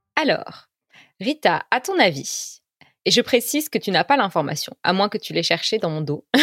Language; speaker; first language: French; native; French